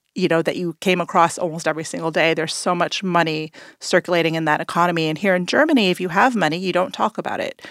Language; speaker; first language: English; native; English